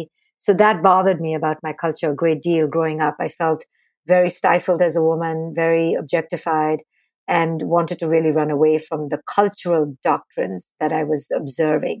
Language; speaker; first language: English; non-native, local second language; Hindi